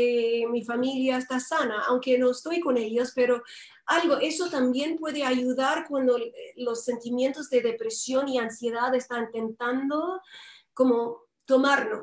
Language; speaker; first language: Spanish; non-native, fluent; English